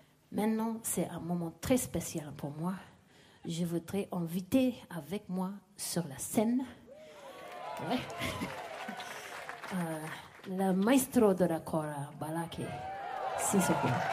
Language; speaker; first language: French; non-native, learner; Mandingo